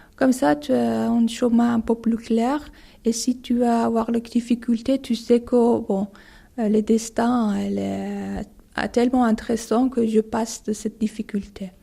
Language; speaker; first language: French; non-native, learner; Persian